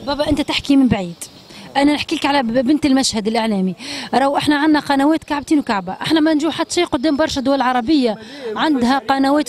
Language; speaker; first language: Arabic; native; Arabic